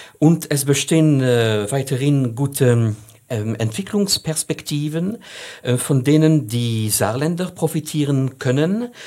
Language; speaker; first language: German; non-native, fluent; French